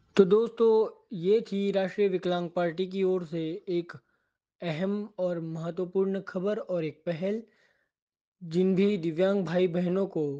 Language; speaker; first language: Hindi; native; Hindi